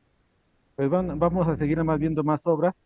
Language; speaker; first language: Spanish; native; Spanish